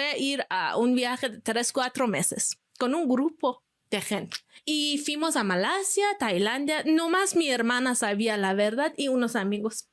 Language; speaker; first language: Spanish; non-native, fluent; Persian